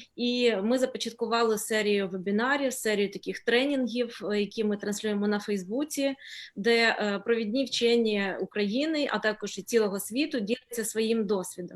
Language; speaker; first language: Ukrainian; native; Ukrainian